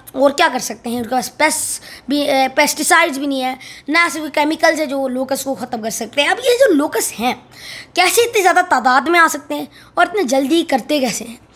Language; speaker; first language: Urdu; non-native, local second language; Punjabi